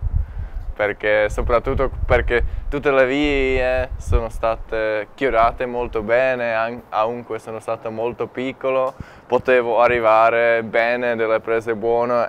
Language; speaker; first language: Italian; non-native, fluent; Czech